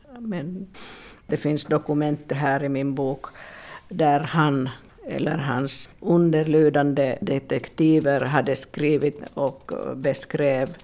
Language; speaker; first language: Swedish; non-native, local second language; Finnish